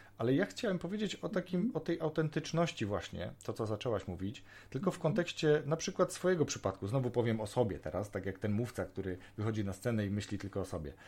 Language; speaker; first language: Polish; native; Polish